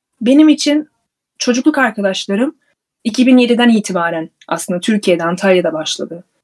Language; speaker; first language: Turkish; early bilingual, heritage; Turkish